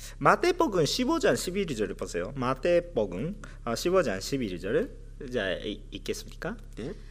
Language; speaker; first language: Korean; non-native, fluent; Japanese